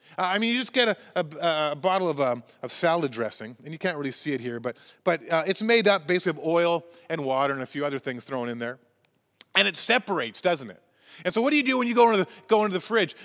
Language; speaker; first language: English; native; English